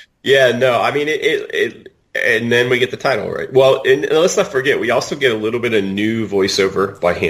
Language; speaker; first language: English; native; English